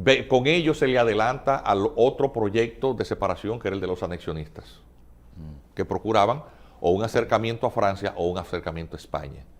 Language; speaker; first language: Spanish; native; Spanish